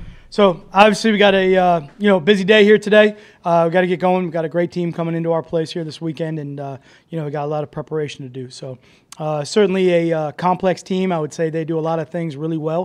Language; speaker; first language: English; native; English